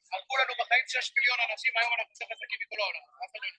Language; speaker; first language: Hebrew; native; Hebrew